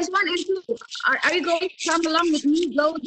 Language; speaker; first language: English; non-native, fluent; Indonesian